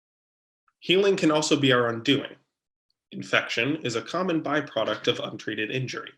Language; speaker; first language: English; native; English